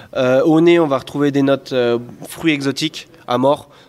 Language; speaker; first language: French; native; French